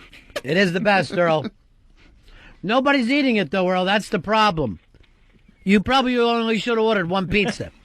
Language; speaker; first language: English; native; English